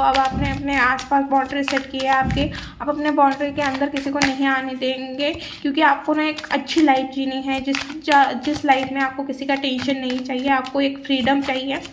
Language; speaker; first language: Hindi; non-native, local second language; Marathi